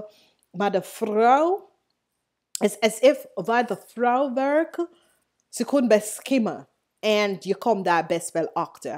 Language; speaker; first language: Dutch; non-native, learner; English